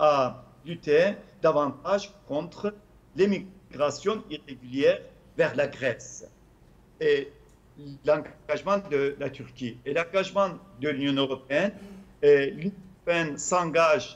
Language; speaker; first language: French; non-native, fluent; Turkish